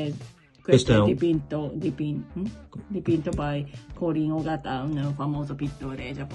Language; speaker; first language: Italian; non-native, learner; Japanese